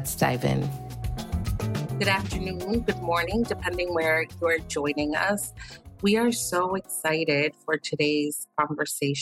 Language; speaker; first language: English; early bilingual, other home language; Spanish